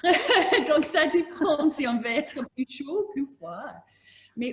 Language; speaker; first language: French; non-native, learner; English